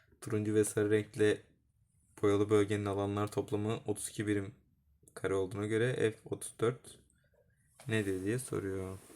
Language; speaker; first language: Turkish; native; Turkish